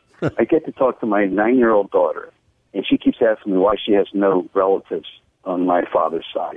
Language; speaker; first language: English; native; English